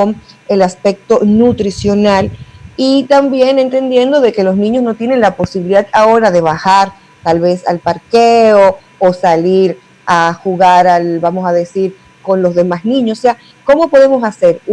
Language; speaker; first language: Spanish; native; Spanish